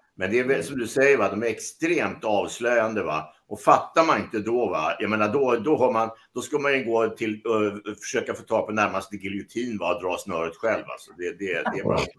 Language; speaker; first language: Swedish; native; Swedish